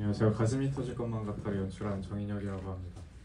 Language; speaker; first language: Korean; native; Korean